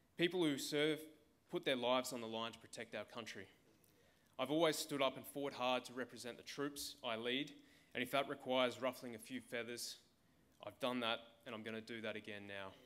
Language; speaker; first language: English; native; English